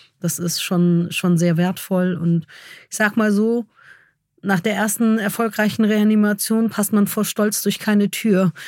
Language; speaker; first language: German; early bilingual, other home language; Kurdish